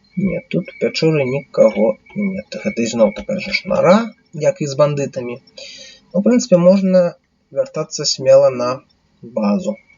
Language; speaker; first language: Belarusian; non-native, local second language; Russian